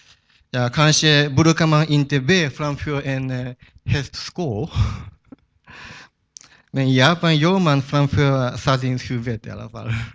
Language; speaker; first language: Swedish; non-native, fluent; Japanese